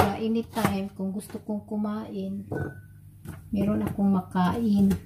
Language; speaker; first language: Filipino; non-native, local second language; Cebuano